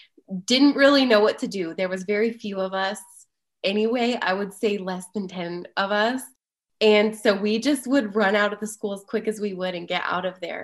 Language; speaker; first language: English; native; English